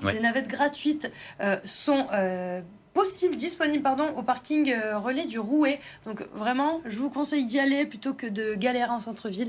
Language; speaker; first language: French; native; French